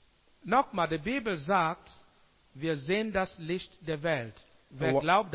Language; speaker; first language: German; non-native, learner; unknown